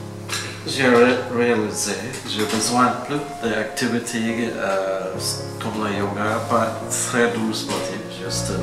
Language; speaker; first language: French; non-native, learner; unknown